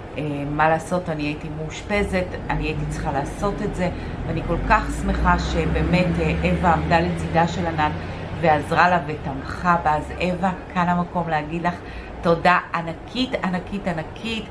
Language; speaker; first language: Hebrew; native; Hebrew